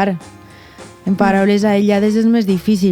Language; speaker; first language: Catalan; native; Catalan